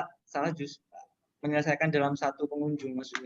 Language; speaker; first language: Indonesian; native; Indonesian